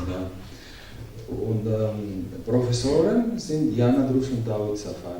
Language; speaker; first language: German; non-native, learner; Georgian